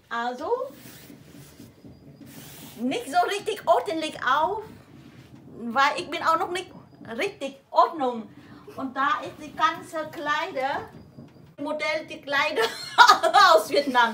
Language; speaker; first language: German; non-native, learner; Vietnamese